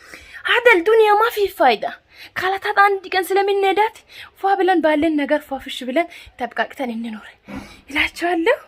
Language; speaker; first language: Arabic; non-native, learner; Amharic